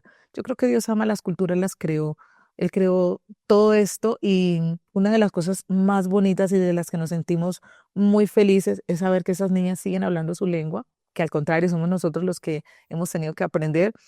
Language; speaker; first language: Spanish; native; Spanish